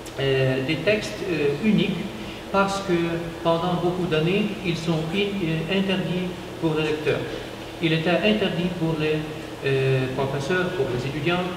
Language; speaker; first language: French; non-native, learner; Ukrainian